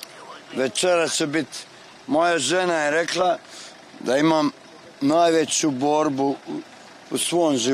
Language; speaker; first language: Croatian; non-native, learner; Portuguese